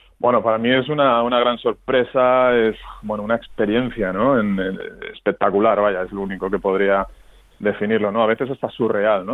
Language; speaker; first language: Spanish; native; Spanish